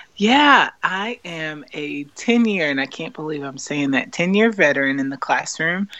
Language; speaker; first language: English; native; English